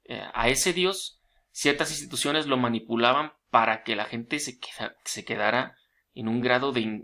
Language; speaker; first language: Spanish; native; Spanish